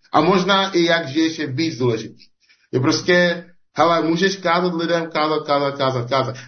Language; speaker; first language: Czech; non-native, fluent; English